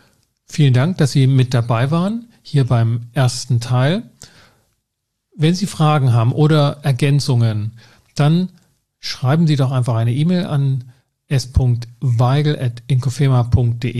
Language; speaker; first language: German; native; German